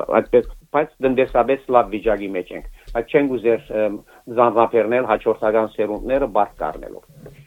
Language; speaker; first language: Armenian; early bilingual, heritage; Armenian